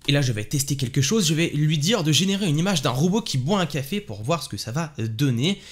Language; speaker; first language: French; native; French